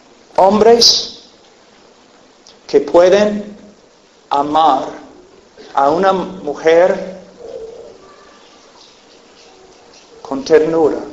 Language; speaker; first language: Spanish; non-native, fluent; English